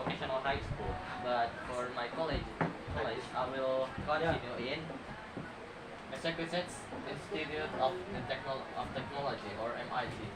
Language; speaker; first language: English; non-native, learner; Indonesian